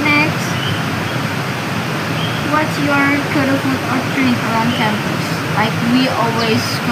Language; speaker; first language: English; non-native, learner; Indonesian